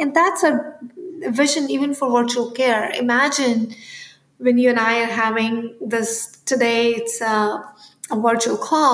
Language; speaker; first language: English; non-native, local second language; Hindi